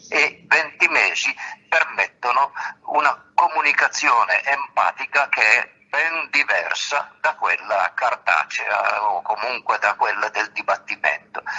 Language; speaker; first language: Italian; native; Italian